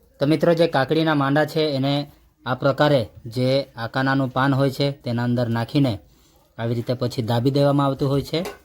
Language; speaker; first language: Gujarati; non-native, local second language; Vasavi